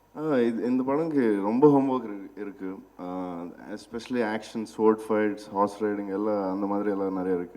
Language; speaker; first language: Tamil; non-native, local second language; Telugu